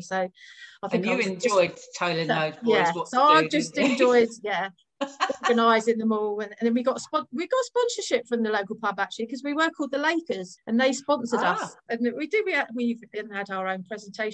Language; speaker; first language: English; native; English